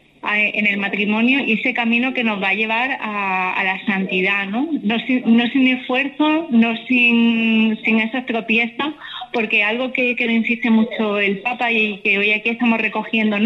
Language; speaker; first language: Spanish; native; Spanish